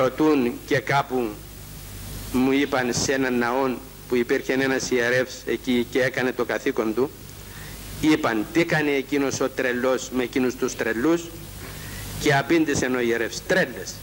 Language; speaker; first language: Greek; native; Greek